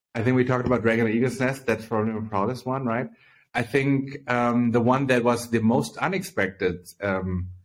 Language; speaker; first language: English; early bilingual, other home language; Chinese